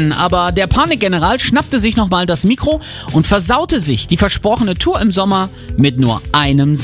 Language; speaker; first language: German; native; German